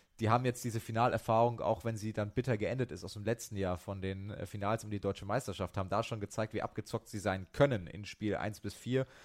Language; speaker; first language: German; native; German